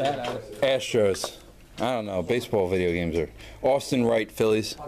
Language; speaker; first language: English; native; English